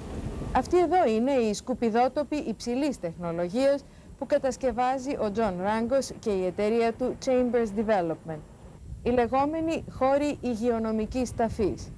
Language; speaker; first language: Greek; native; Greek